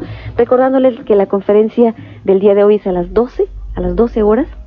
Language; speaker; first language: Spanish; native; Spanish